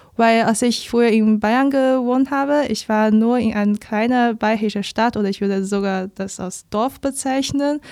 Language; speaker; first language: German; non-native, fluent; Chinese